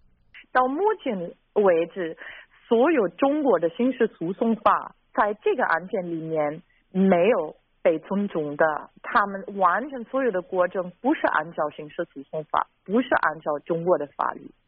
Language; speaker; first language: Chinese; non-native, fluent; German